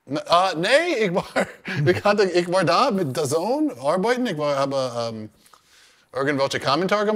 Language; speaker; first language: German; non-native, learner; English